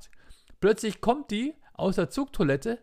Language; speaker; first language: German; native; German